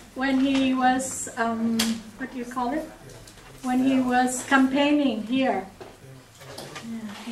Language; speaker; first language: English; non-native, fluent; Vietnamese